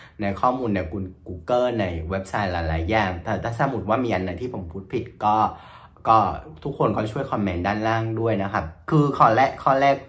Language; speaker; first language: Thai; non-native, fluent; Vietnamese